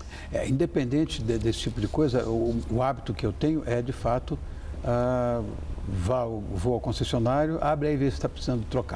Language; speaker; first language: Portuguese; native; Portuguese